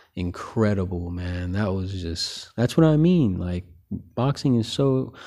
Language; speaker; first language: English; early bilingual, other home language; Filipino